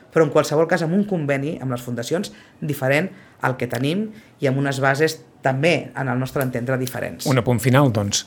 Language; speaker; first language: Catalan; native; Catalan